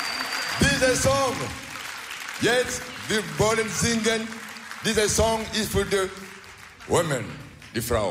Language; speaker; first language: English; non-native, learner; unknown